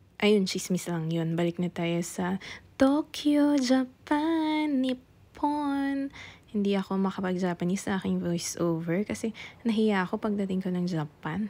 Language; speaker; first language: Filipino; non-native, local second language; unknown